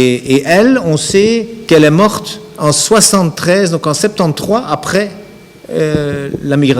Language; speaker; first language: French; native; French